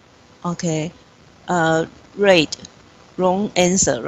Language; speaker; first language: English; non-native, learner; Chinese